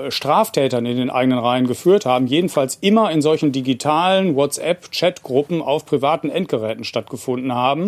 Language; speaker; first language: German; native; German